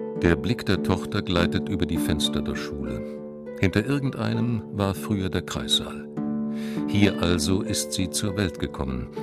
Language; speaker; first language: German; native; German